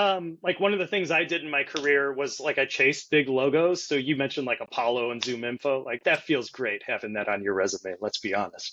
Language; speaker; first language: English; native; English